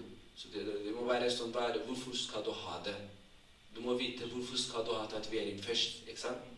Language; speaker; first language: Norwegian; non-native, fluent; Tigrinya